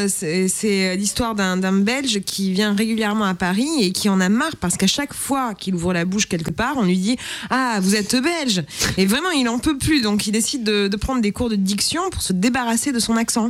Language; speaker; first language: French; native; French